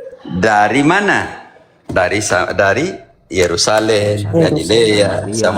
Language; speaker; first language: Indonesian; native; Indonesian